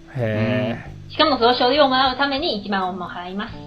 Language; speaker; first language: Japanese; non-native, fluent; Chinese